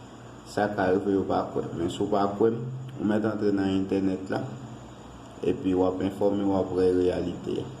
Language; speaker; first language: French; non-native, learner; Haitian Creole